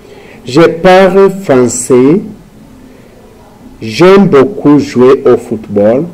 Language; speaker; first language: French; non-native, learner; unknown